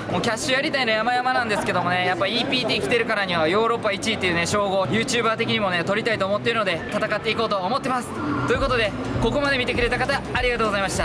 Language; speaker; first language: Japanese; native; Japanese